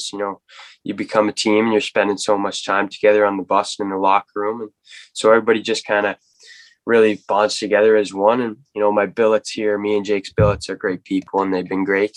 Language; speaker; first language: English; native; English